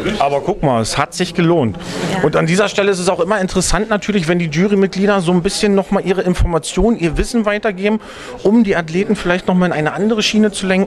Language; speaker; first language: German; native; German